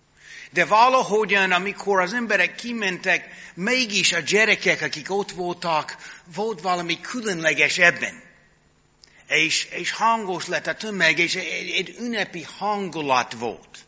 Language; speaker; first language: Hungarian; non-native, fluent; English